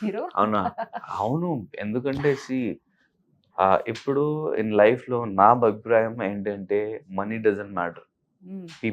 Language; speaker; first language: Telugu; non-native, local second language; Urdu